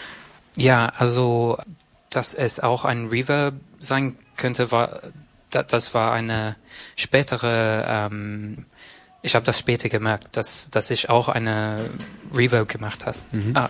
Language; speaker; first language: German; non-native, learner; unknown